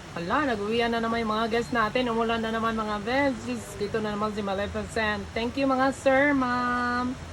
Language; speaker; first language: Filipino; non-native, local second language; Waray